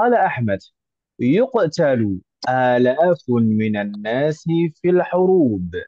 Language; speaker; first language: Arabic; non-native, fluent; Indonesian